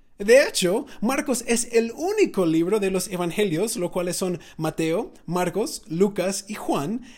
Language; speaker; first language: Spanish; non-native, fluent; English